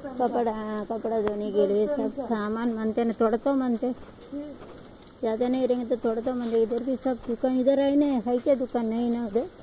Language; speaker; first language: Hindi; non-native, local second language; Tamil